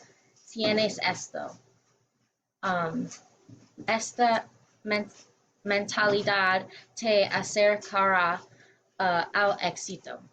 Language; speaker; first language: Spanish; non-native, learner; English